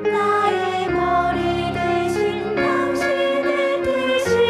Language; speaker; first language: Korean; native; Korean